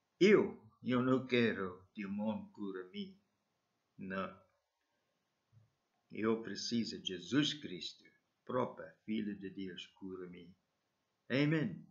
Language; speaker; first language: Portuguese; non-native, learner; English